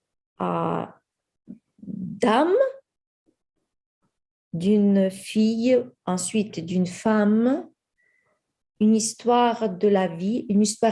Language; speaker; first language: French; non-native, fluent; Ukrainian